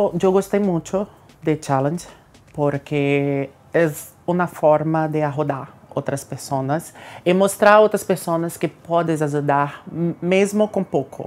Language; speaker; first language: Spanish; non-native, learner; Portuguese